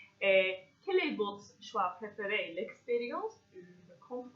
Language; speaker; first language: French; non-native, fluent; English